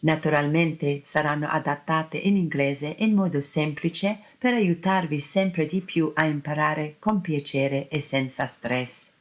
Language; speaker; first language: Italian; non-native, fluent; English